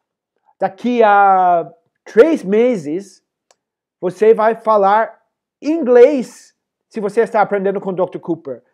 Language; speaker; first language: Portuguese; non-native, fluent; English